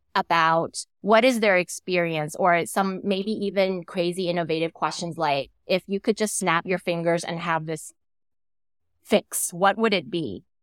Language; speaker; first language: English; non-native, fluent; Thai